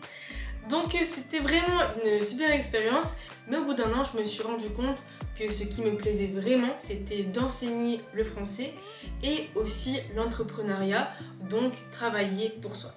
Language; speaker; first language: French; native; French